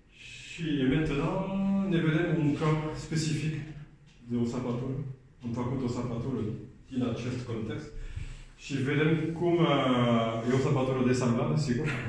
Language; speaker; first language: Romanian; non-native, learner; French